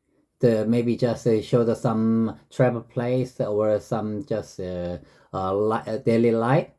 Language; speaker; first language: English; non-native, learner; Korean